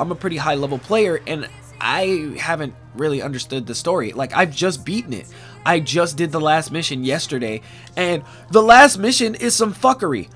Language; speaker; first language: English; native; English